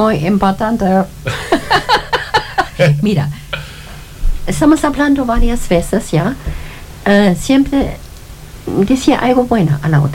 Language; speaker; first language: Spanish; non-native, learner; German